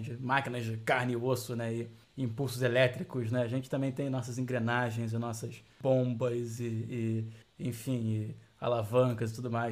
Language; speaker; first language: Portuguese; native; Portuguese